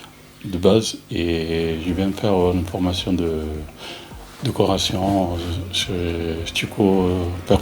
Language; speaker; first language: French; non-native, fluent; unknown